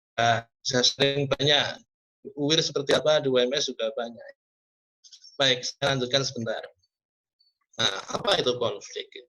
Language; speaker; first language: Indonesian; non-native, local second language; Javanese